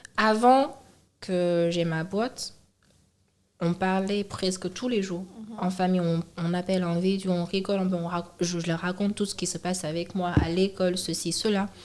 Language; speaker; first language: French; non-native, fluent; Chinese